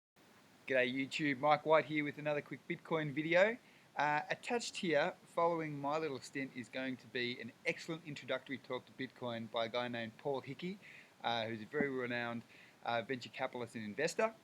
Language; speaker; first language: English; native; English